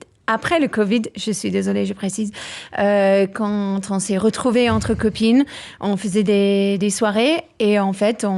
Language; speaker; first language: French; non-native, fluent; English